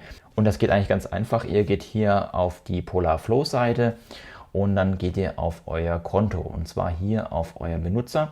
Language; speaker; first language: German; native; German